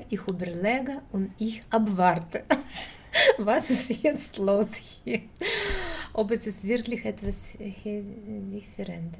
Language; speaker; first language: German; non-native, learner; Russian